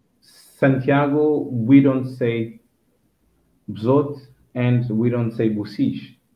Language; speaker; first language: English; non-native, fluent; Kabuverdianu